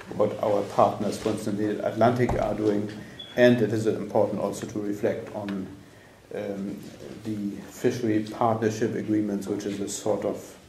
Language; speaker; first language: English; non-native, fluent; German